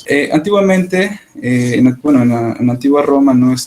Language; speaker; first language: Spanish; native; Spanish